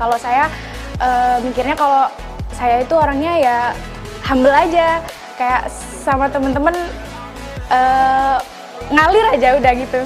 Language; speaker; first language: Indonesian; native; Indonesian